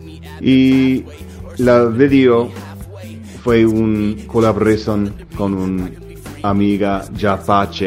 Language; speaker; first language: Spanish; non-native, learner; English